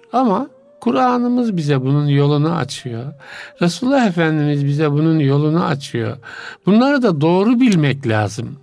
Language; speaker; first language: Turkish; native; Turkish